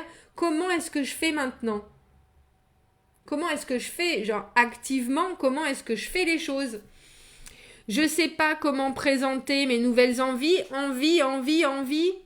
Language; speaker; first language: French; native; French